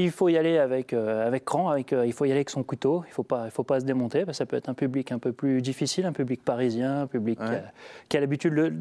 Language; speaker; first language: French; native; French